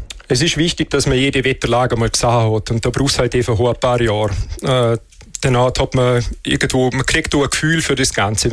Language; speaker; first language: German; native; German